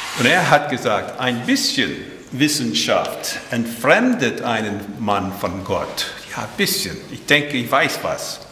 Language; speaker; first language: German; early bilingual, heritage; German